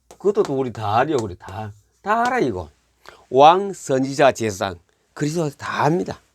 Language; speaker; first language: Korean; native; Korean